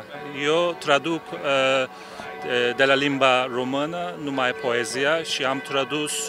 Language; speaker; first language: Romanian; non-native, learner; Turkish